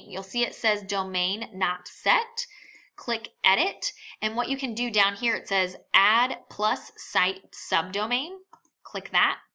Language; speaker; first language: English; native; English